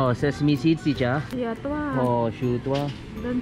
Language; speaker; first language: English; native; English